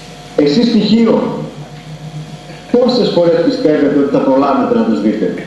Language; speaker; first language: Greek; native; Greek